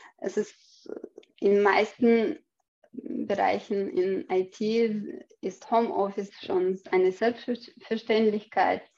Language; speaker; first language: German; non-native, fluent; Chechen